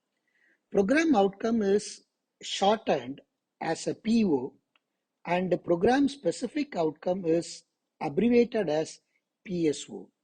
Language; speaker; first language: English; non-native, local second language; Tamil